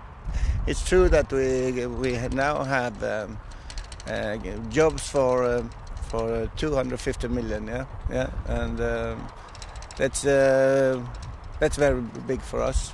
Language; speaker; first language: English; non-native, learner; Swedish